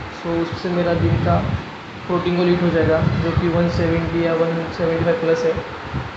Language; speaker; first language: Hindi; non-native, local second language; Marathi